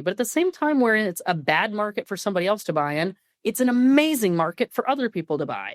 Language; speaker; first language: English; native; English